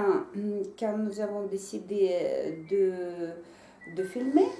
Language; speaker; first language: French; non-native, learner; Russian